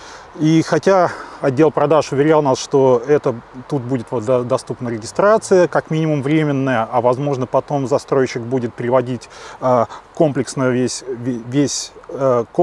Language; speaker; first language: Russian; native; Russian